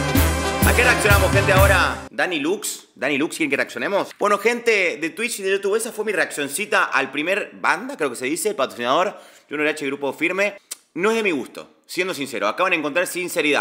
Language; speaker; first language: Spanish; native; Spanish